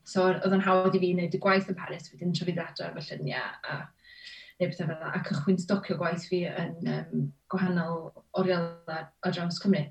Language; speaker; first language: Welsh; native; Welsh